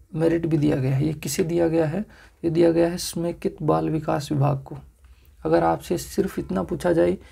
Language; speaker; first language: Hindi; native; Hindi